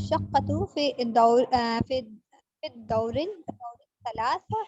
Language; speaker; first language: Arabic; non-native, learner; Urdu